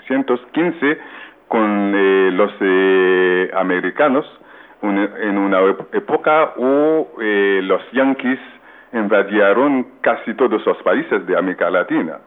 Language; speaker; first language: Spanish; non-native, local second language; Haitian Creole